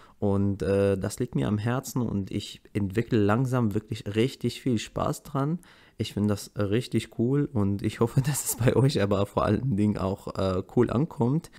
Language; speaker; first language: German; non-native, fluent; Arabic